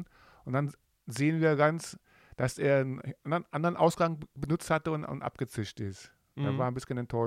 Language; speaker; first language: German; native; German